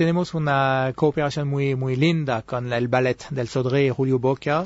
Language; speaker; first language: Spanish; non-native, fluent; French